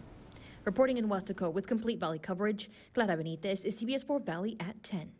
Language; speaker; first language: English; native; English